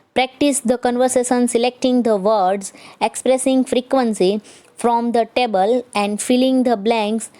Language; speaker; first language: English; non-native, local second language; Gujarati